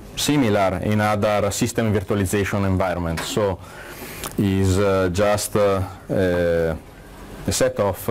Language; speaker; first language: English; non-native, fluent; Italian